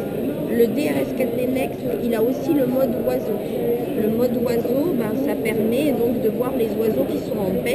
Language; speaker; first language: French; native; French